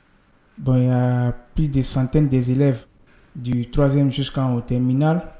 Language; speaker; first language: French; non-native, learner; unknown